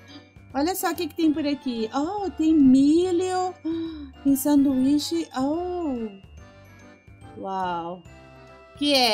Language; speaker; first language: Portuguese; non-native, fluent; Spanish